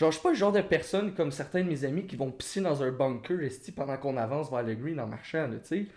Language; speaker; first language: French; native; French